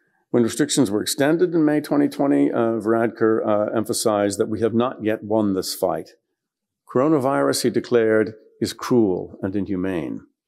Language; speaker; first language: English; native; English